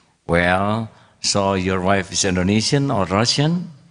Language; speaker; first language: English; non-native, learner; Indonesian